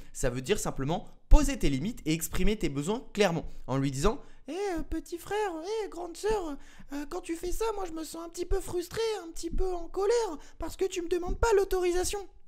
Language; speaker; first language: French; native; French